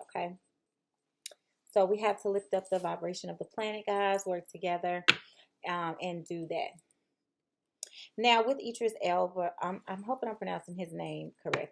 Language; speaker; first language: English; native; English